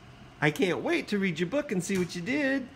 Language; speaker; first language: English; native; English